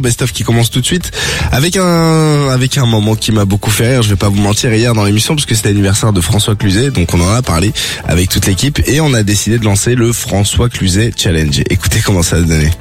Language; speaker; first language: French; native; French